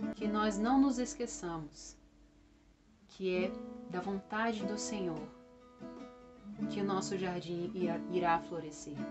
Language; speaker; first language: Portuguese; native; Portuguese